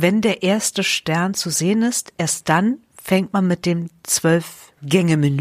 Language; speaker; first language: German; native; German